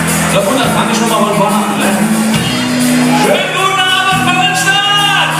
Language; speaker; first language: German; native; German